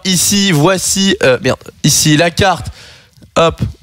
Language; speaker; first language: French; native; French